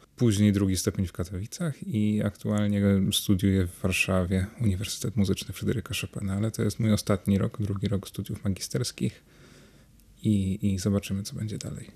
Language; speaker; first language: Polish; native; Polish